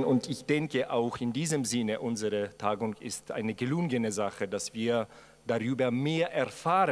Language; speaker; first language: German; non-native, fluent; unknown